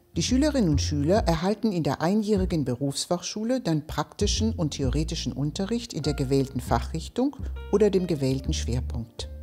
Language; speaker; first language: German; non-native, fluent; Greek